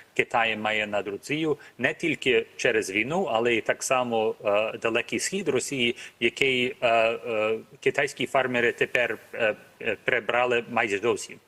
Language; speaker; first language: Ukrainian; early bilingual, heritage; Ukrainian